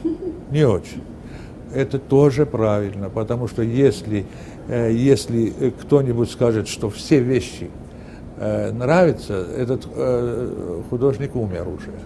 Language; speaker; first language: Russian; non-native, fluent; Armenian